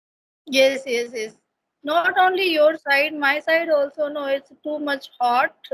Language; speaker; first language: English; non-native, learner; Hindi